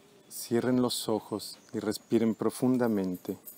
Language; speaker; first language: Spanish; native; Spanish